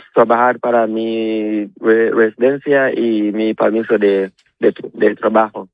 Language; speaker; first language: Spanish; non-native, learner; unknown